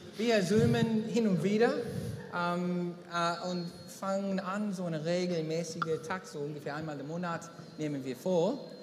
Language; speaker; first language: German; native; German